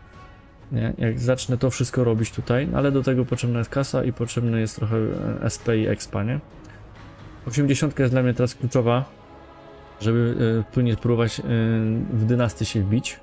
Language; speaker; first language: Polish; native; Polish